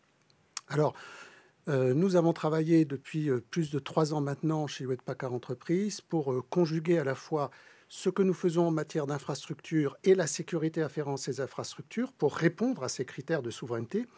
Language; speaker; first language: French; native; French